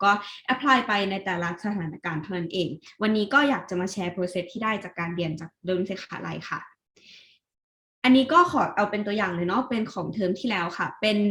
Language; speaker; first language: Thai; native; Thai